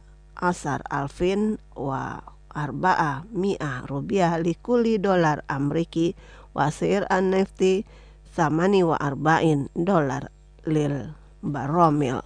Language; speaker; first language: Arabic; non-native, fluent; Indonesian